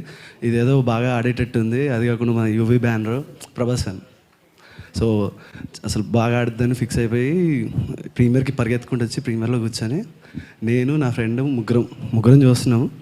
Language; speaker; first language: Telugu; native; Telugu